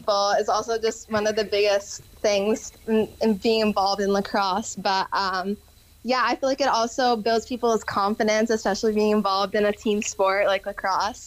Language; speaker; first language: English; native; English